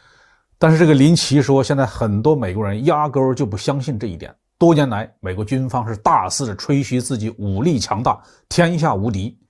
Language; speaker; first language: Chinese; native; Chinese